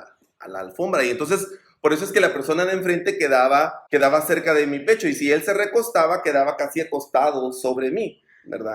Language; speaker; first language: Spanish; native; Spanish